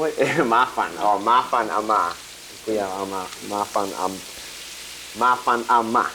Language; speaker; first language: Chinese; non-native, learner; English